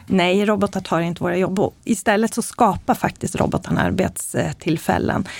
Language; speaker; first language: Swedish; native; Swedish